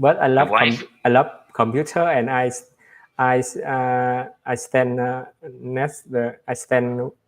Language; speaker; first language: English; non-native, learner; Vietnamese